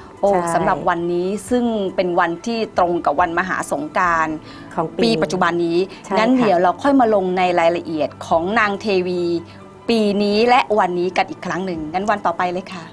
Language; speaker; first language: Thai; native; Thai